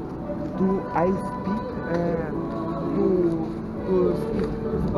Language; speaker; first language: English; non-native, learner; Russian